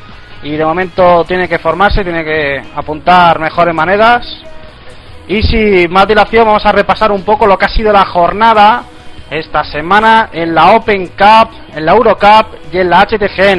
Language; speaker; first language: Spanish; native; Spanish